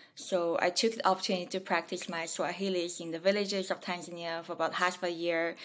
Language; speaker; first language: English; non-native, fluent; Chinese